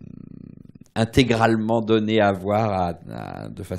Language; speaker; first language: French; native; French